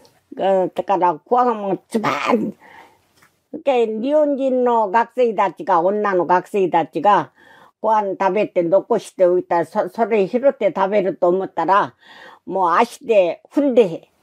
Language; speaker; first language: Japanese; non-native, learner; Korean